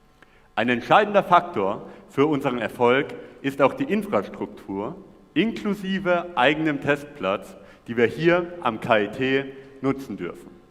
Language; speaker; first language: German; native; German